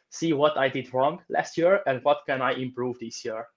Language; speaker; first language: English; non-native, fluent; Romanian